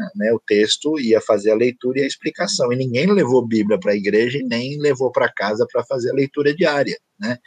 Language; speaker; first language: Portuguese; native; Portuguese